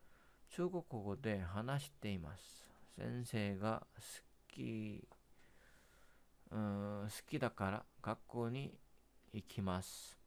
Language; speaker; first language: Japanese; non-native, learner; Korean